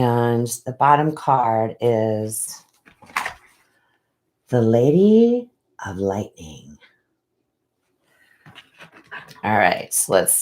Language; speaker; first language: English; native; English